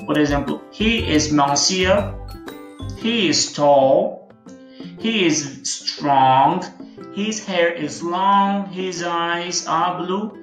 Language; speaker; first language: English; non-native, fluent; Portuguese